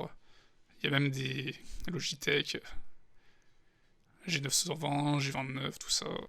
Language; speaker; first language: French; native; French